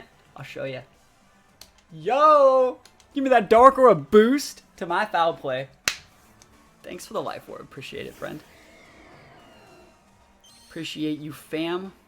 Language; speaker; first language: English; native; English